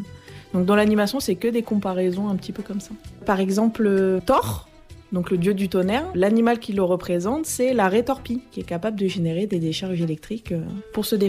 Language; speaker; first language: French; native; French